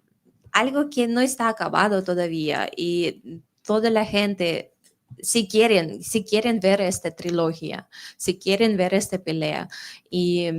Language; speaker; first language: Spanish; non-native, fluent; Russian